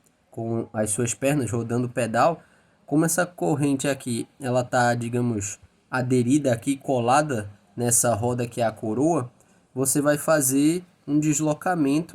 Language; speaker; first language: Portuguese; native; Portuguese